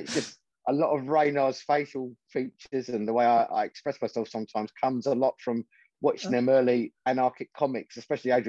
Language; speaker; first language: English; native; English